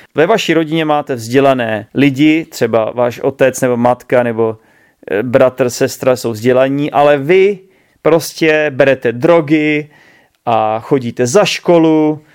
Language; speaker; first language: Czech; native; Czech